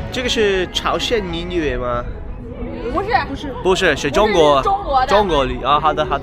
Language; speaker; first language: Chinese; non-native, learner; English